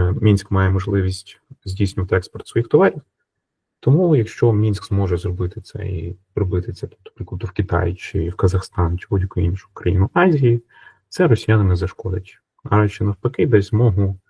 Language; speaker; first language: Ukrainian; native; Ukrainian